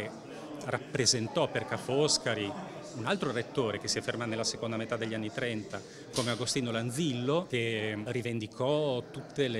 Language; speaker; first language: Italian; native; Italian